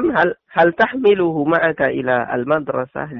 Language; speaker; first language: Arabic; non-native, learner; Indonesian